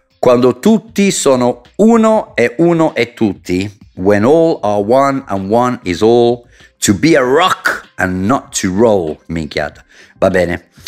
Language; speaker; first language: Italian; non-native, fluent; English